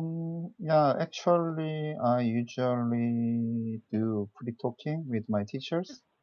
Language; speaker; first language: English; non-native, learner; Korean